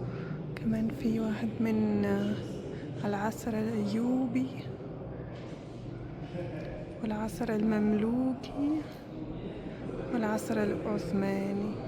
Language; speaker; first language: Arabic; non-native, fluent; German